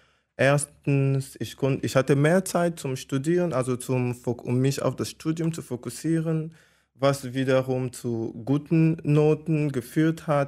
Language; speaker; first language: German; non-native, fluent; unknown